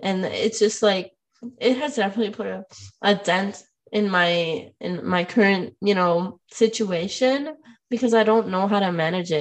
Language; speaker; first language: English; non-native, fluent; Spanish